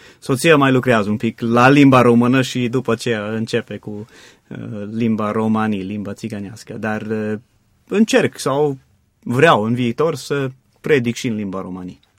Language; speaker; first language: Romanian; non-native, fluent; English